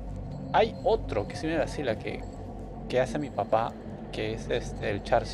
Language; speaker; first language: Spanish; native; Spanish